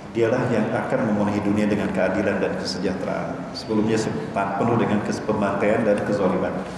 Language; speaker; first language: Indonesian; native; Indonesian